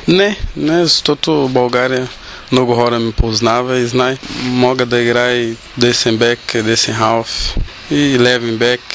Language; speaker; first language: Bulgarian; non-native, learner; Portuguese